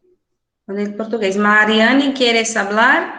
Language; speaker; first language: Spanish; non-native, fluent; Portuguese